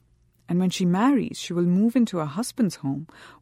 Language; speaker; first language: English; non-native, local second language; Bangla